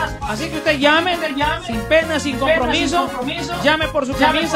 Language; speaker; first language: Spanish; native; Spanish